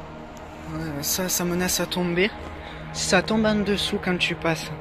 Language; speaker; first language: French; native; French